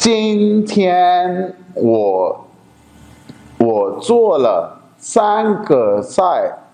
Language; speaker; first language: Chinese; non-native, fluent; Urdu